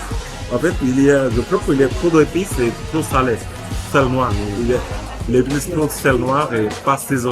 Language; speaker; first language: French; non-native, learner; Bangla